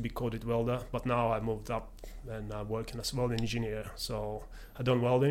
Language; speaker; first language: English; non-native, fluent; Latvian